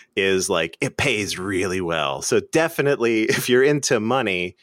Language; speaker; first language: English; native; English